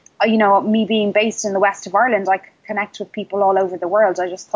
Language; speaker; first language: English; native; English